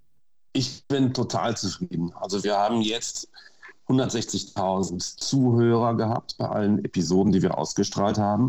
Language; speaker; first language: German; native; German